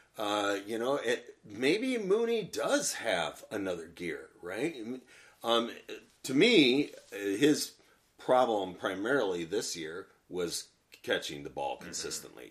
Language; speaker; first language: English; native; English